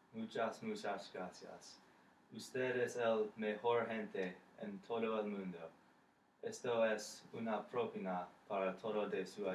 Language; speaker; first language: Spanish; non-native, learner; English